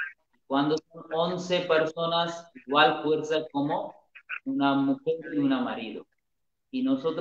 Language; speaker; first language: Spanish; non-native, learner; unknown